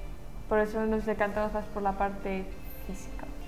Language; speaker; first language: Spanish; native; Spanish